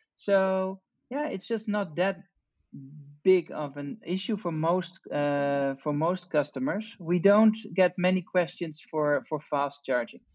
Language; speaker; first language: English; non-native, fluent; Dutch